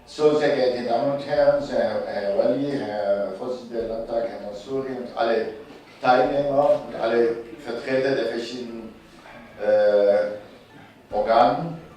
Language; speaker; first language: German; non-native, fluent; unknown